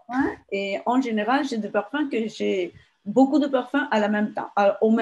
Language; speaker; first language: French; non-native, fluent; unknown